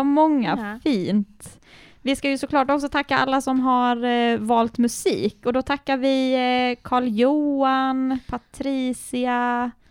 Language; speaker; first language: Swedish; native; Swedish